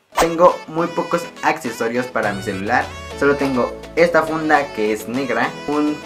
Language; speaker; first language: Spanish; native; Spanish